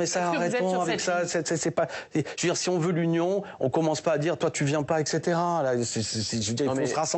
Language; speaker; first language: French; native; French